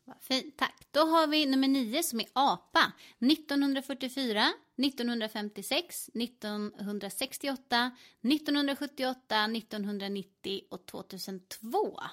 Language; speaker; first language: Swedish; native; Swedish